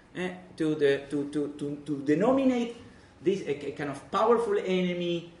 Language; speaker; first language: English; non-native, fluent; Spanish